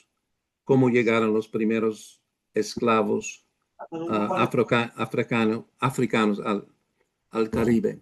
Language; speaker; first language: Spanish; non-native, fluent; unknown